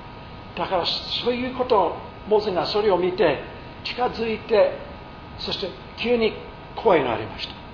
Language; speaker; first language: Japanese; non-native, fluent; English